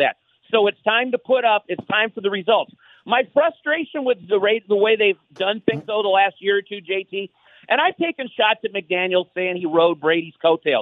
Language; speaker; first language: English; native; English